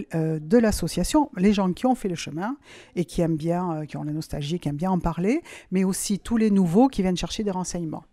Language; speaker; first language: French; native; French